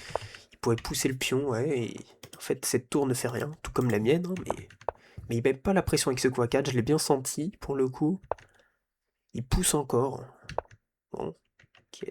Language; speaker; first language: French; native; French